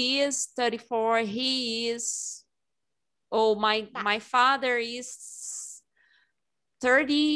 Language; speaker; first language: English; non-native, fluent; Portuguese